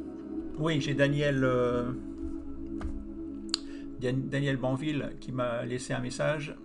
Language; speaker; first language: French; native; French